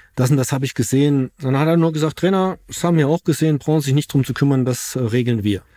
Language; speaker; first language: German; native; German